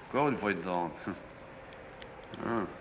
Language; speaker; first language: French; native; French